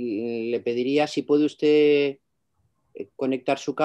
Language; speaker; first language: Spanish; native; Spanish